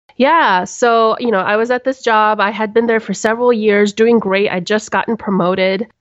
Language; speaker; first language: English; native; English